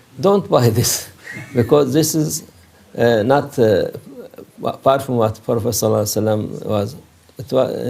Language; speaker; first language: English; non-native, learner; Turkish